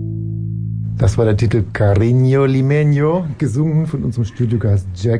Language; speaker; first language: German; native; German